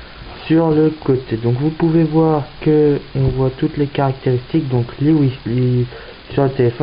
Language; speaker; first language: French; native; French